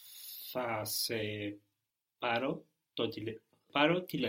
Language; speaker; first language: Greek; non-native, learner; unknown